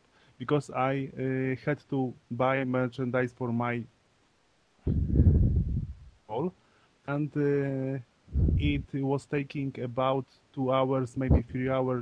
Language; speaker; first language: English; non-native, learner; Polish